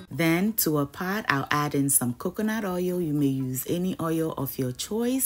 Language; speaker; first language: English; non-native, local second language; Ga